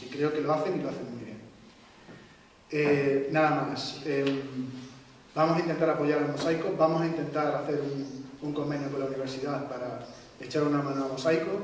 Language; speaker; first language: Spanish; native; Spanish